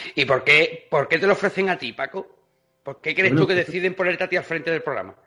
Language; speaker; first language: Spanish; native; Spanish